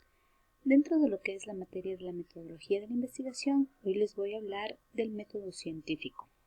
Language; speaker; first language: Spanish; native; Spanish